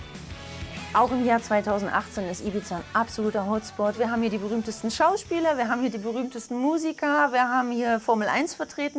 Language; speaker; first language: German; native; German